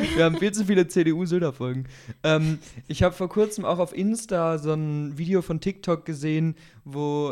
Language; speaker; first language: German; native; German